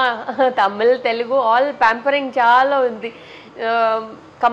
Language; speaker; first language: Telugu; non-native, local second language; Tamil